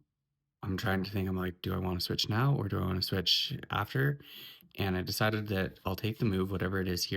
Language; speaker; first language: English; native; English